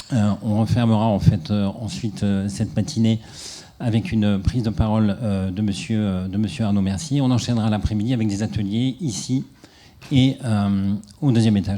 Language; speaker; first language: French; native; French